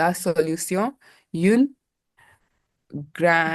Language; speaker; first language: French; non-native, learner; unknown